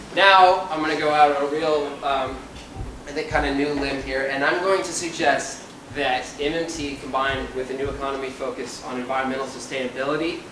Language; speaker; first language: English; native; English